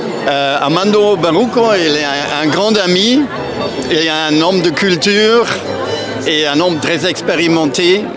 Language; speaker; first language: French; non-native, fluent; German